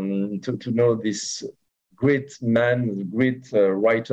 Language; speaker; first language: English; non-native, learner; French